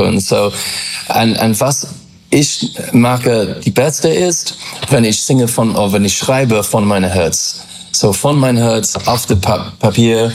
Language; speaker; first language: German; non-native, learner; English